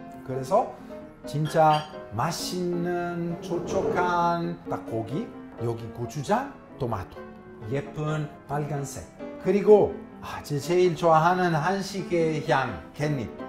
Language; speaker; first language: Korean; non-native, fluent; Italian